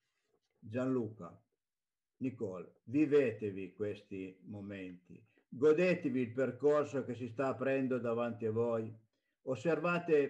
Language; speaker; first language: Italian; native; Italian